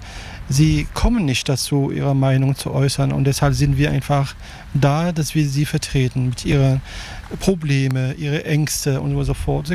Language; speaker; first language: German; non-native, fluent; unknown